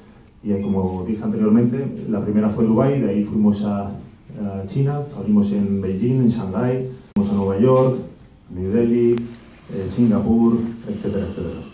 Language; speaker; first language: Spanish; native; Spanish